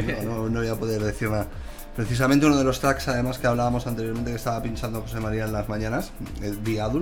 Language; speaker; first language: Spanish; native; Spanish